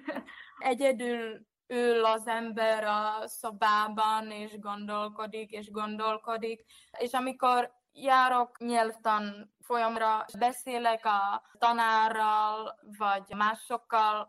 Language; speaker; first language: Hungarian; non-native, fluent; Czech